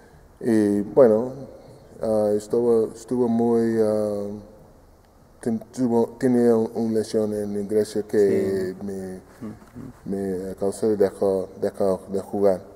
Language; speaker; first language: Spanish; non-native, fluent; English